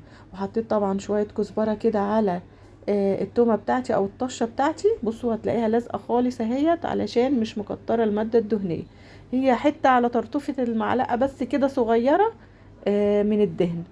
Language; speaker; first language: Arabic; native; Arabic